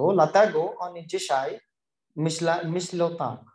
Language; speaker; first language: Polish; non-native, learner; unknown